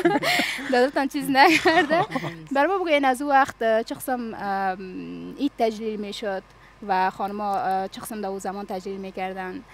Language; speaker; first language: Persian; native; Persian